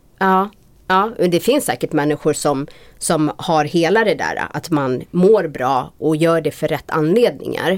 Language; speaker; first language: Swedish; native; Swedish